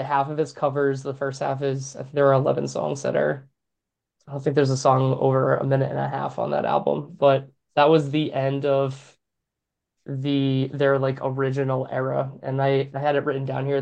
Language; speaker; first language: English; native; English